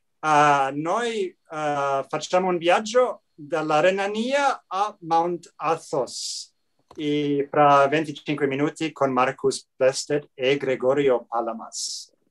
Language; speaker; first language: Italian; non-native, fluent; English